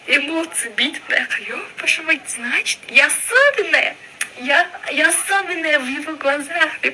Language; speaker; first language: Russian; non-native, local second language; Kazakh